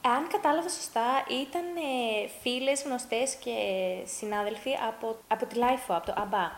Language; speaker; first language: Greek; early bilingual, heritage; Greek